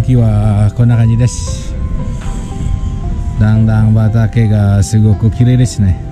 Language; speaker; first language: Japanese; non-native, fluent; Indonesian